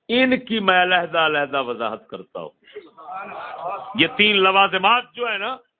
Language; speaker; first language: Urdu; non-native, local second language; Punjabi